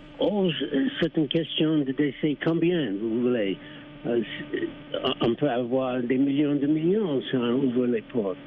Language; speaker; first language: French; non-native, fluent; English